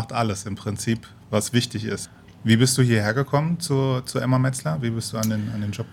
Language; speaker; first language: German; native; German